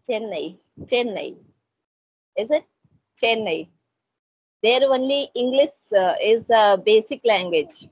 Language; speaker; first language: English; non-native, local second language; Hindi